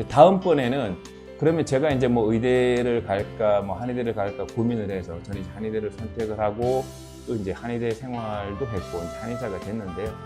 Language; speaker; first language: Korean; native; Korean